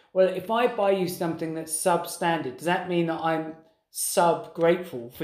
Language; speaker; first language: English; native; English